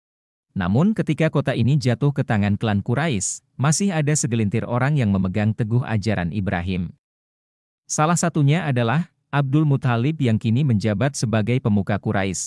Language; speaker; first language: Indonesian; native; Indonesian